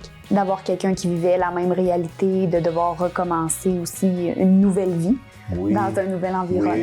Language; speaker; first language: French; native; French